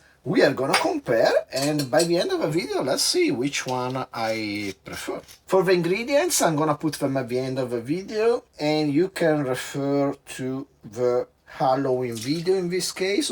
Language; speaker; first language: English; non-native, fluent; Italian